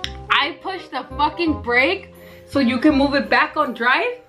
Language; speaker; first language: English; early bilingual, other home language; Spanish